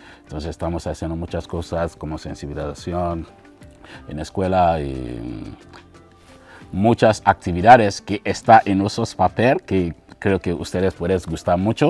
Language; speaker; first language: Spanish; non-native, learner; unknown